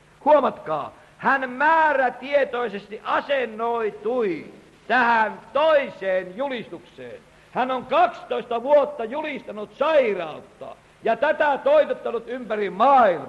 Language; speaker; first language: Finnish; native; Finnish